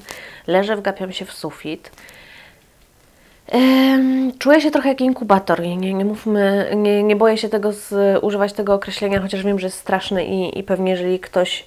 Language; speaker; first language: Polish; native; Polish